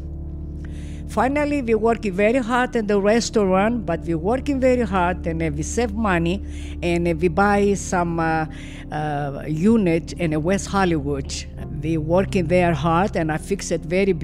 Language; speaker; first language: English; non-native, learner; Greek